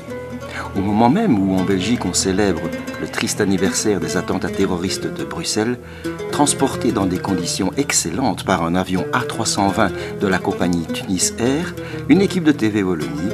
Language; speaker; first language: French; native; French